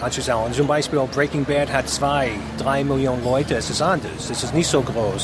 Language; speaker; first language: German; non-native, fluent; English